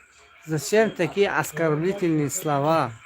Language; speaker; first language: Russian; non-native, fluent; Tajik